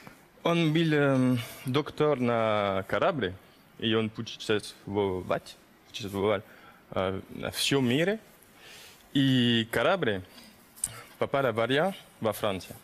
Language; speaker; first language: Russian; early bilingual, heritage; French